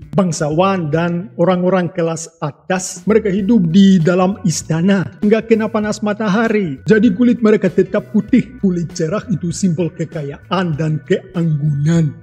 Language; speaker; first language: Indonesian; non-native, fluent; Russian